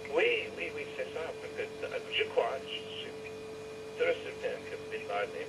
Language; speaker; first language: French; non-native, learner; English